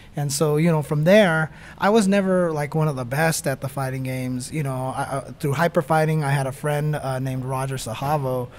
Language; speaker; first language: English; native; English